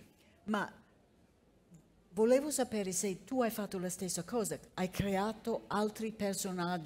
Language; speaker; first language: Italian; non-native, fluent; English